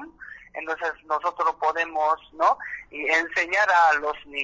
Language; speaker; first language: Spanish; non-native, learner; Korean